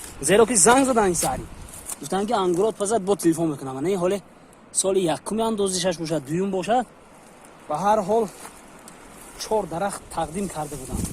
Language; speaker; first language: Tajik; native; Tajik